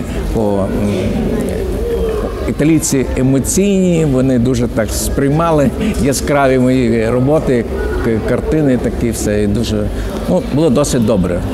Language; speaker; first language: Ukrainian; native; Ukrainian